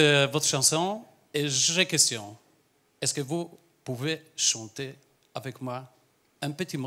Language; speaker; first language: French; non-native, learner; Polish